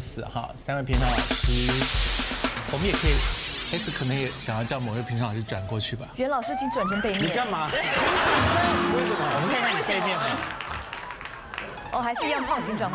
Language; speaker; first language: Chinese; native; Chinese